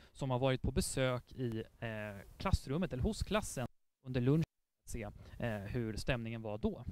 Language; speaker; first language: Swedish; native; Swedish